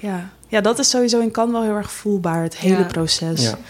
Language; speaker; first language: Dutch; native; Dutch